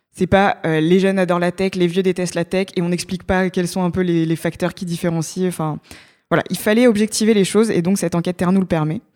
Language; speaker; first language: French; native; French